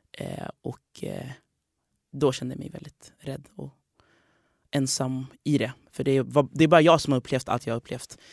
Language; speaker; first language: Swedish; non-native, fluent; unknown